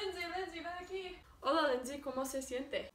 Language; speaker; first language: Spanish; non-native, learner; English